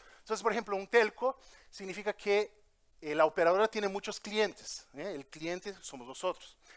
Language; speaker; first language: Spanish; early bilingual, heritage; Portuguese